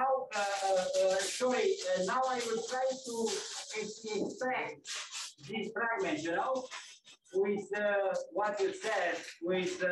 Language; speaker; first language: English; non-native, fluent; Romanian